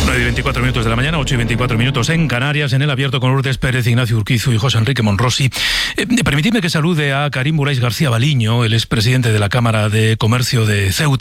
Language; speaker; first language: Spanish; native; Spanish